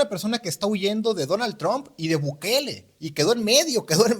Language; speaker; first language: Spanish; native; Spanish